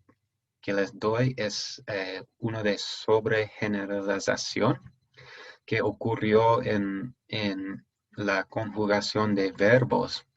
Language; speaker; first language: Spanish; non-native, fluent; English